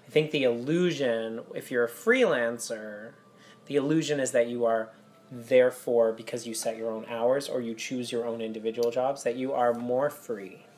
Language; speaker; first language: English; native; English